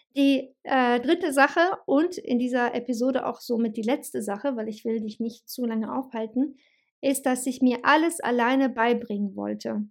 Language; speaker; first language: German; early bilingual, other home language; Bosnian